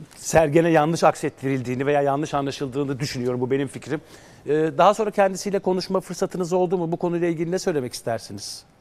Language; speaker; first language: Turkish; native; Turkish